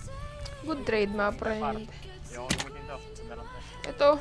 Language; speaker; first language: English; non-native, learner; Filipino